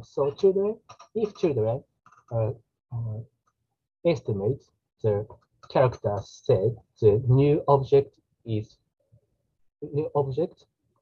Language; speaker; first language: English; non-native, learner; Japanese